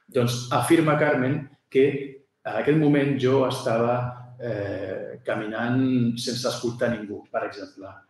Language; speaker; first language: Catalan; native; Catalan